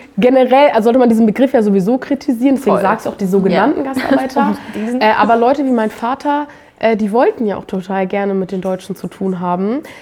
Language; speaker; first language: German; native; German